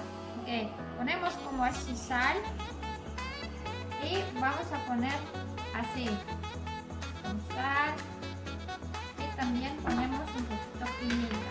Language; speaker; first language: Spanish; non-native, learner; Polish